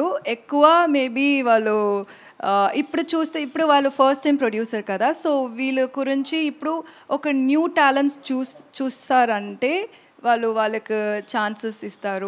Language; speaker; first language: Telugu; non-native, learner; Tamil